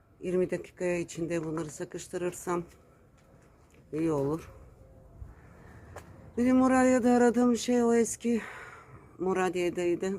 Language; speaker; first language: Turkish; early bilingual, heritage; Turkish